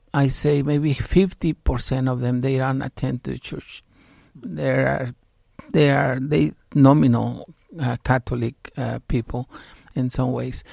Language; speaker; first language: English; non-native, fluent; Spanish